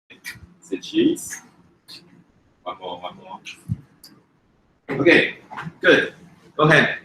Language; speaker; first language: English; non-native, fluent; Chinese